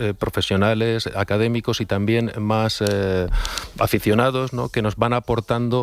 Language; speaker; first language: Spanish; native; Spanish